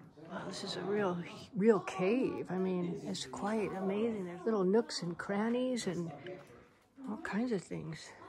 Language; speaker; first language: English; native; English